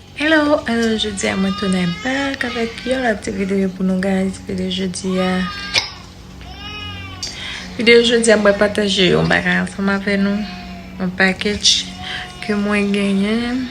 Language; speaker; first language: French; non-native, learner; Haitian Creole